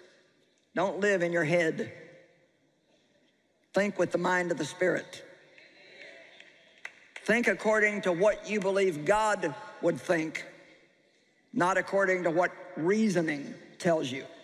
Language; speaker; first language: English; native; English